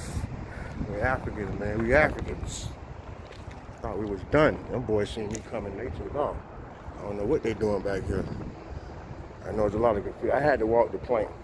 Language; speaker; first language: English; native; English